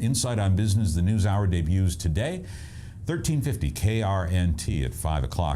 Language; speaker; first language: English; native; English